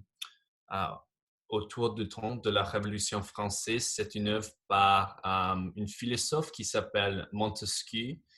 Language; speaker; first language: French; non-native, fluent; English